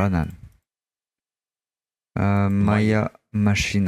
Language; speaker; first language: Russian; non-native, learner; French